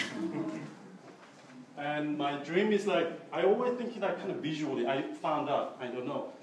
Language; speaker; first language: English; non-native, fluent; Korean